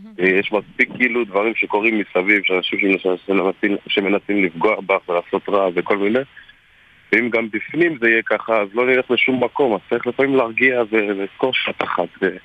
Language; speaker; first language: Hebrew; native; Hebrew